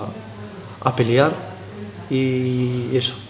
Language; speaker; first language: Spanish; non-native, learner; Arabic